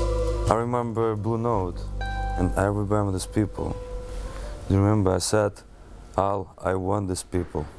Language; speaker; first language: English; non-native, learner; Russian